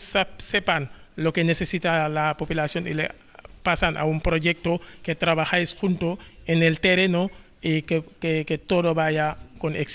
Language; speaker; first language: Spanish; non-native, fluent; Wolof